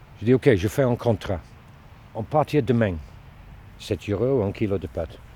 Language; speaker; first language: French; non-native, learner; Dutch